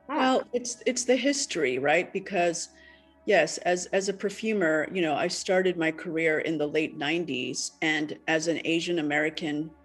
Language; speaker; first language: English; native; English